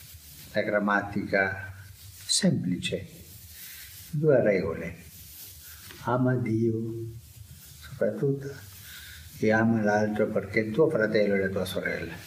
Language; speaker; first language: Italian; non-native, fluent; Spanish